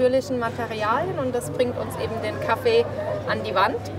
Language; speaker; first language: German; native; German